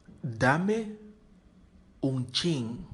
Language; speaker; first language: Spanish; non-native, learner; Haitian Creole